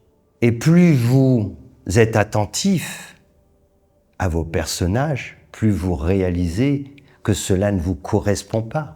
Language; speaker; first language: French; native; French